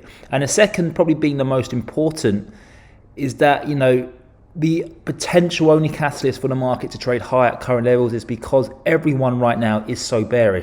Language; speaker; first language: English; native; English